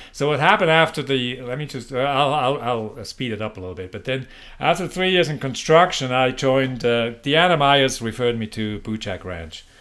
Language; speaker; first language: English; non-native, fluent; German